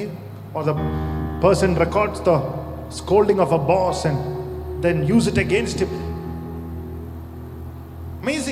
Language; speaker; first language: English; non-native, local second language; Malayalam